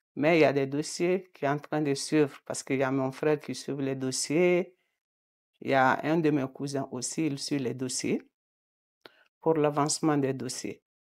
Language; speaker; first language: French; non-native, local second language; Bambara